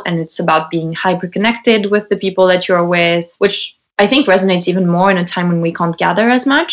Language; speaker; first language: English; non-native, fluent; French